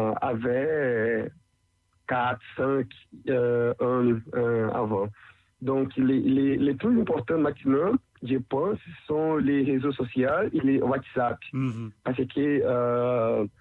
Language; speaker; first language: French; non-native, learner; Portuguese